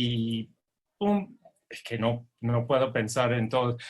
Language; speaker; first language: Spanish; non-native, fluent; English